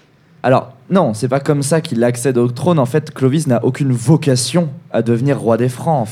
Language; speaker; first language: French; native; French